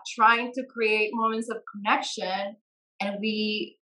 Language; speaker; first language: English; non-native, fluent; Spanish